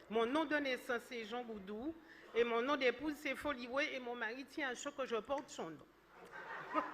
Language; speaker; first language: French; native; French